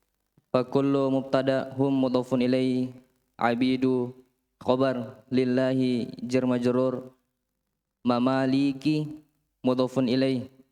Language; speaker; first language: Arabic; non-native, learner; Indonesian